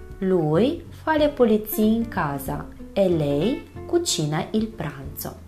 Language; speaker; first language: Italian; non-native, fluent; Russian